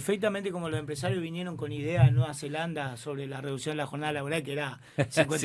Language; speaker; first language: Spanish; native; Spanish